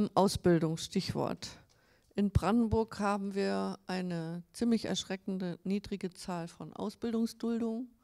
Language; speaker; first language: German; native; German